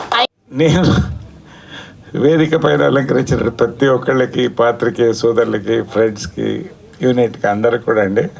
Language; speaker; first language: Telugu; native; Telugu